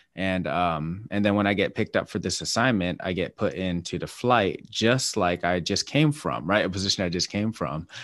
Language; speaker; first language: English; native; English